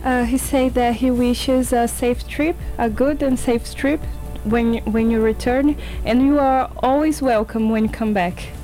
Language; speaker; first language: English; non-native, fluent; Portuguese